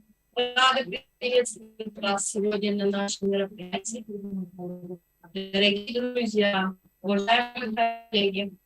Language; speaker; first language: Russian; non-native, local second language; Uzbek